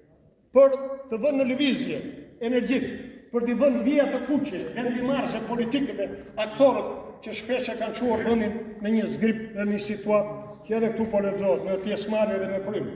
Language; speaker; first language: Albanian; native; Albanian